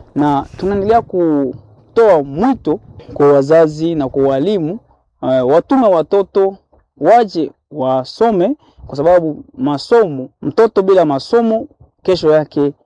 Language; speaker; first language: Swahili; native; Swahili